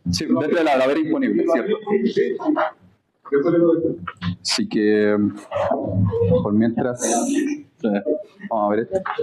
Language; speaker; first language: Spanish; native; Spanish